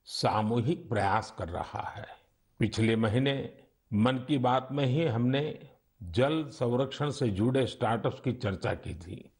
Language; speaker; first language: Hindi; non-native, local second language; Gujarati